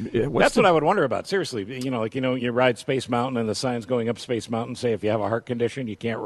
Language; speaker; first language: English; native; English